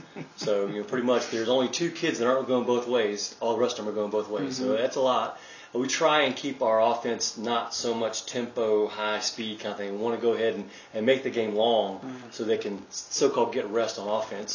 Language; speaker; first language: English; native; English